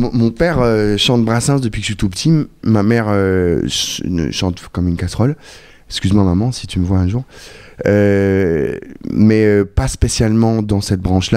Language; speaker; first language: French; native; French